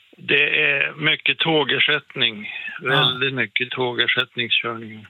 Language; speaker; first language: Swedish; native; Swedish